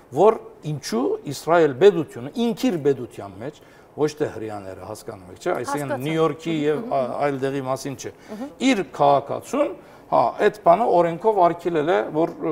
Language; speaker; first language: Armenian; early bilingual, heritage; Armenian